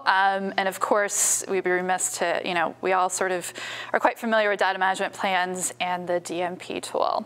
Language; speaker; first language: English; native; English